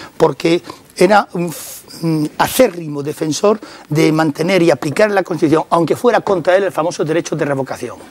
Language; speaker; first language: Spanish; early bilingual, other home language; French